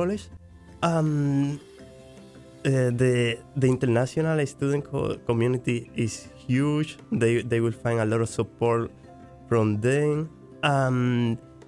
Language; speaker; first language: English; non-native, fluent; Spanish